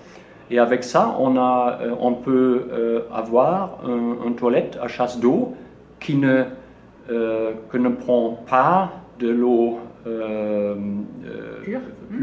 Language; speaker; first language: French; non-native, learner; German